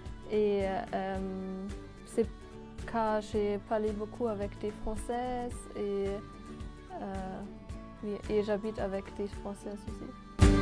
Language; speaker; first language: French; non-native, fluent; German